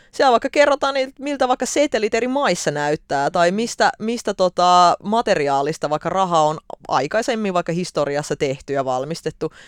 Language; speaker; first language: Finnish; early bilingual, other home language; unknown